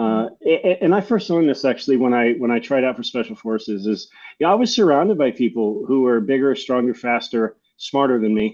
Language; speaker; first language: English; native; English